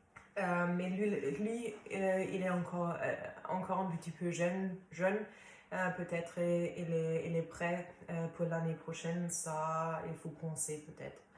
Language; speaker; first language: French; non-native, fluent; German